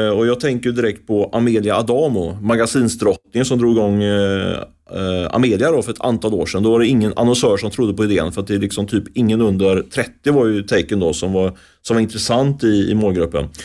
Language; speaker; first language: Swedish; native; Swedish